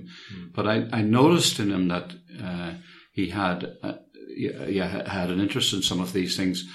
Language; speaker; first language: English; native; English